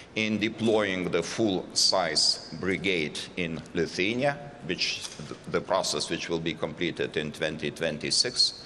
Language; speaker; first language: English; non-native, fluent; Lithuanian